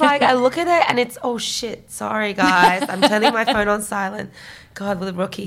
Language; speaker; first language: English; early bilingual, other home language; Chinese